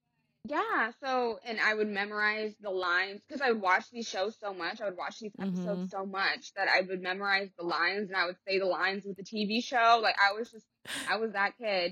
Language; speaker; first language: English; native; English